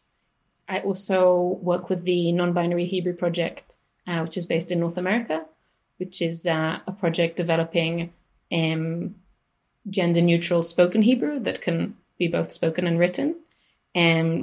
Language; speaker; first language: English; native; English